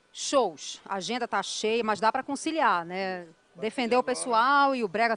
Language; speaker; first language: Portuguese; native; Portuguese